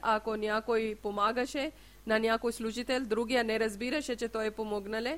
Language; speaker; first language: Bulgarian; non-native, learner; Urdu